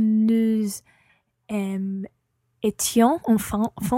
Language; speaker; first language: French; non-native, learner; English